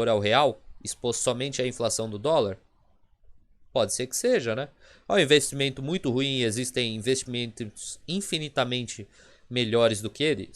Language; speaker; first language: Portuguese; native; Portuguese